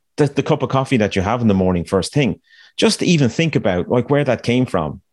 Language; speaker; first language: English; native; English